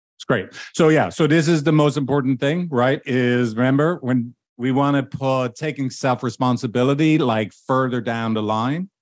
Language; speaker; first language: English; native; English